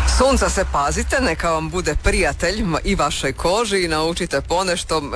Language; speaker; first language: Croatian; native; Croatian